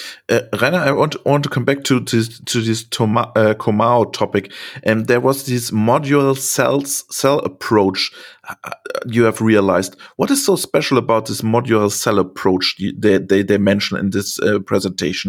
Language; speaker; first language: English; non-native, fluent; German